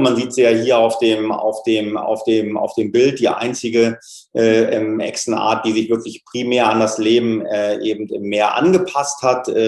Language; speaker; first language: German; native; German